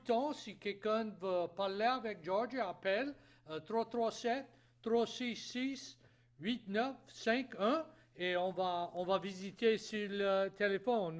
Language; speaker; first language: French; native; French